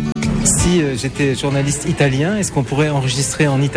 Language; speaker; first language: French; native; French